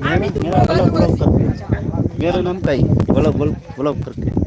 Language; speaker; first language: Hindi; non-native, local second language; Gujarati